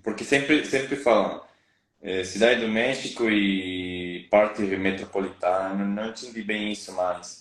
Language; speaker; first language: Portuguese; non-native, fluent; Spanish